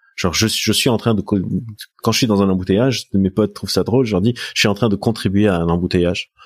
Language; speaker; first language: French; non-native, local second language; Arabic